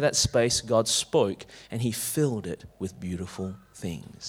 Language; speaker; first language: English; native; English